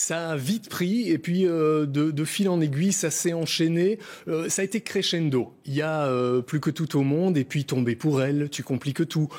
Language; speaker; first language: French; native; French